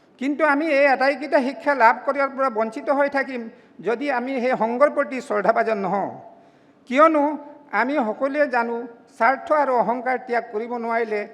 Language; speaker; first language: Assamese; non-native, local second language; Mising